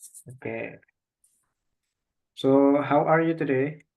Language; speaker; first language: English; non-native, local second language; Indonesian